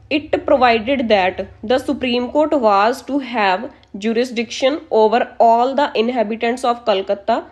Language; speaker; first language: English; non-native, local second language; Punjabi